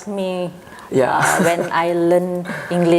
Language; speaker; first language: English; non-native, fluent; Indonesian